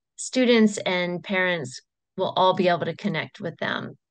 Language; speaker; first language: English; native; English